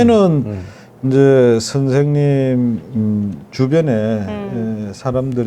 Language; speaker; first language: Korean; native; Korean